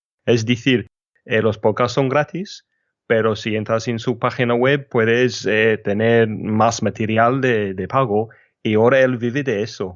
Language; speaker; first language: Spanish; non-native, fluent; English